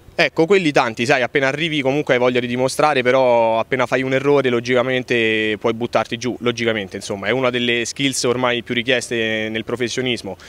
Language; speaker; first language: Italian; native; Italian